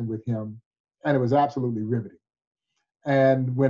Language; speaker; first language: English; native; English